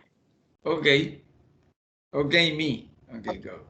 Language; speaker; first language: English; non-native, fluent; Spanish